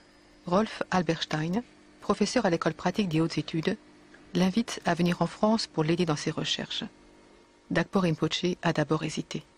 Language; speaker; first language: French; native; French